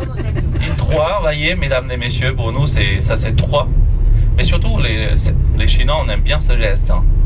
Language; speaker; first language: French; non-native, fluent; Chinese